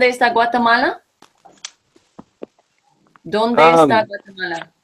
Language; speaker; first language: Spanish; non-native, fluent; English